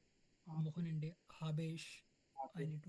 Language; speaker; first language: German; non-native, learner; Urdu